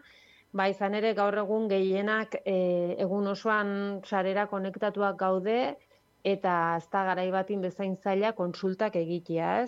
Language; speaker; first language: Basque; native; Basque